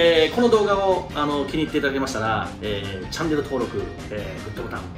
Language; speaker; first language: Japanese; native; Japanese